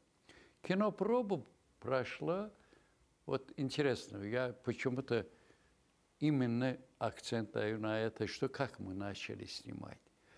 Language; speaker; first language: Russian; non-native, local second language; Azerbaijani